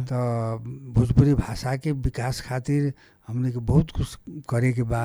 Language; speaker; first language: Bhojpuri; non-native, local second language; Nepali